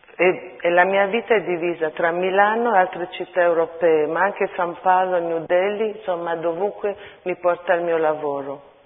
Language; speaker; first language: Italian; early bilingual, other home language; Armenian